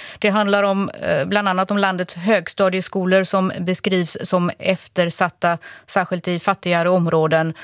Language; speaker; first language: Swedish; native; Swedish